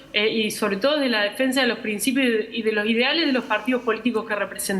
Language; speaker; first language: Spanish; native; Spanish